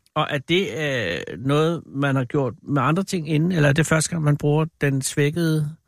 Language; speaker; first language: Danish; native; Danish